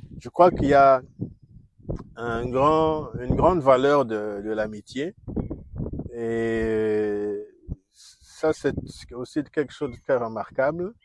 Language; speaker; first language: French; non-native, local second language; Kongo